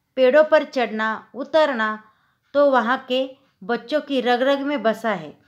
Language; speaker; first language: Hindi; non-native, local second language; Marathi